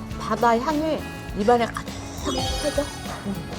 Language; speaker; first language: Korean; native; Korean